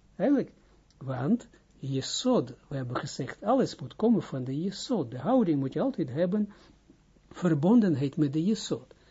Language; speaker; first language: Dutch; non-native, fluent; Hebrew